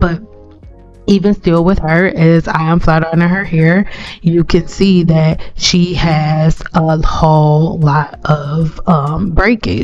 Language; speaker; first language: English; native; English